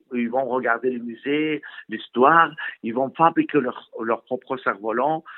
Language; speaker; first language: French; non-native, fluent; Persian